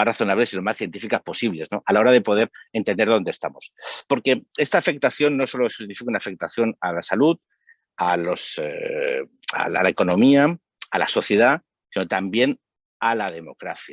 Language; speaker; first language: Spanish; native; Spanish